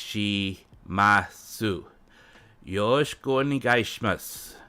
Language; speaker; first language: Japanese; non-native, learner; English